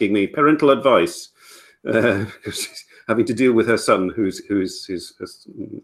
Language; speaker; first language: English; native; English